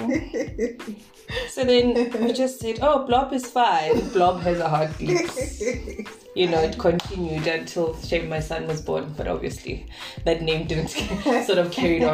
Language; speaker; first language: English; non-native, local second language; Zulu